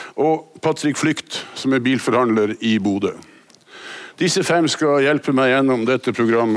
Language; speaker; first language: Norwegian; native; Norwegian